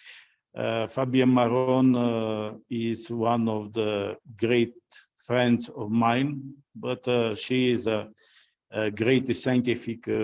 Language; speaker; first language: English; non-native, fluent; Romanian